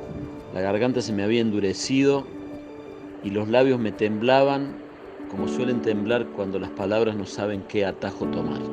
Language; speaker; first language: Spanish; native; Spanish